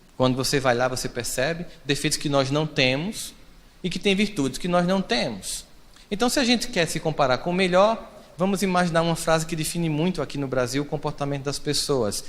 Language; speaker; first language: Portuguese; native; Portuguese